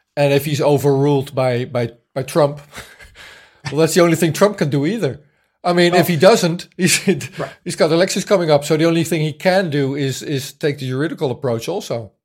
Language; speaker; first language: English; non-native, fluent; Dutch